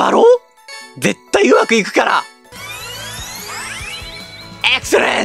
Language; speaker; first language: Japanese; native; Japanese